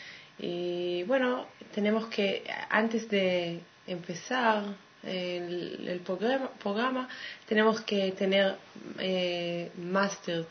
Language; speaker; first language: Spanish; non-native, fluent; Hebrew